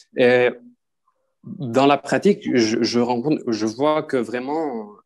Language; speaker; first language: French; non-native, local second language; Arabic